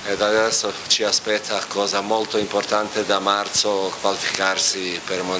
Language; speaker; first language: Italian; non-native, fluent; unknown